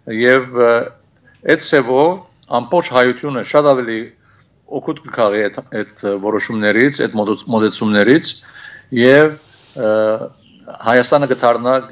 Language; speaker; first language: Armenian; early bilingual, heritage; Armenian